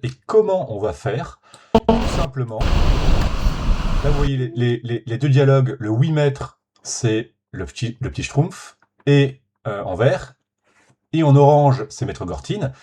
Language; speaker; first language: French; native; French